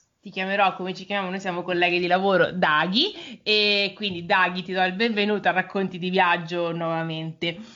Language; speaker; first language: Italian; native; Italian